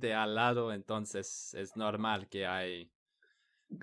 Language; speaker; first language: Spanish; non-native, learner; English